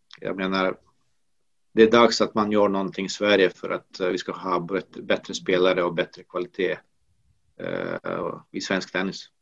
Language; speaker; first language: Swedish; non-native, fluent; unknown